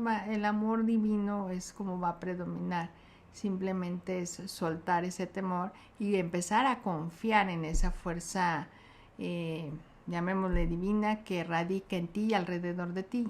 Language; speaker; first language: Spanish; native; Spanish